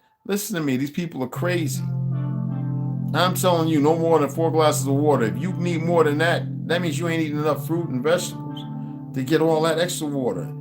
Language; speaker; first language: English; native; English